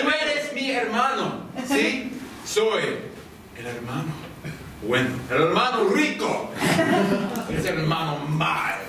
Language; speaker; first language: Spanish; non-native, learner; English